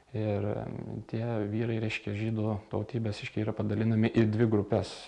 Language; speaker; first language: Lithuanian; native; Lithuanian